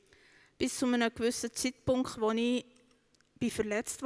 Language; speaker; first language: German; native; German